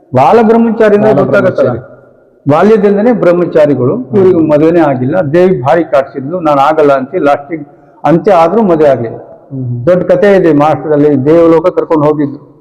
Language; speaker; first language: Kannada; non-native, local second language; Lambadi